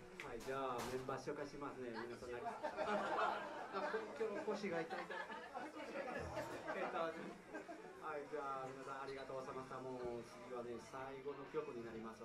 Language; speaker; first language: Japanese; non-native, fluent; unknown